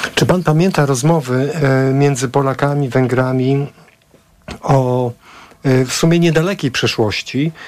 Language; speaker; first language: Polish; native; Polish